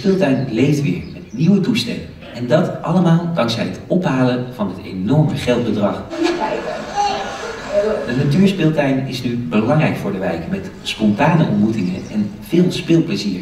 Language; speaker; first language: Dutch; native; Dutch